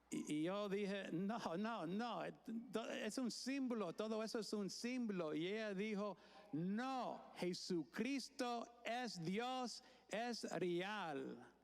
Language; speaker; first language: Spanish; non-native, fluent; English